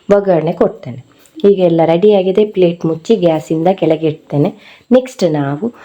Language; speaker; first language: Kannada; non-native, local second language; Tulu